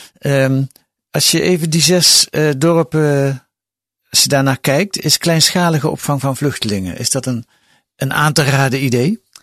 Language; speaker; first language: Dutch; native; Dutch